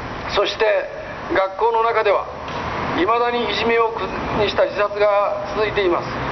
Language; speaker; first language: Japanese; native; Japanese